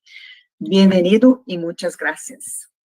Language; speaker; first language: Spanish; non-native, fluent; Portuguese